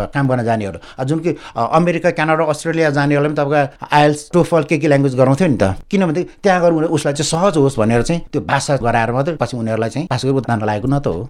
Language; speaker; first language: Nepali; non-native, local second language; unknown